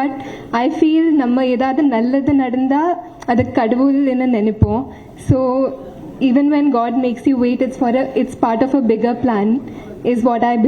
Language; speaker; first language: Tamil; non-native, fluent; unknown